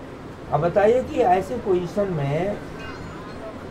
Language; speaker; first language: Hindi; native; Hindi